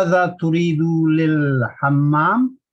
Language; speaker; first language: Arabic; non-native, fluent; Urdu